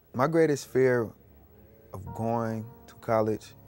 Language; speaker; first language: English; native; English